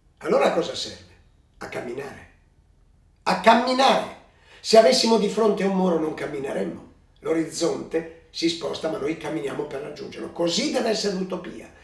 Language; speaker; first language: Italian; early bilingual, other home language; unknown